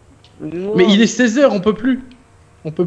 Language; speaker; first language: French; native; French